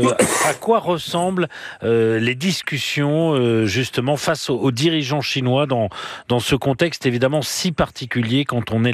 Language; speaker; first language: French; native; French